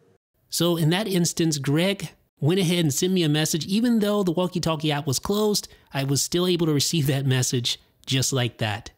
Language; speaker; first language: English; native; English